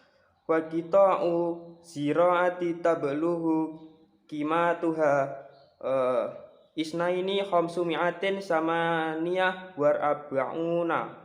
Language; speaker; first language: Arabic; non-native, learner; Indonesian